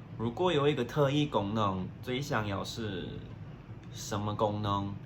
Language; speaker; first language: Chinese; non-native, fluent; English